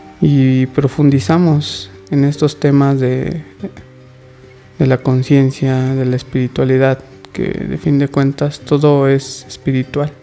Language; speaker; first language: Spanish; native; Spanish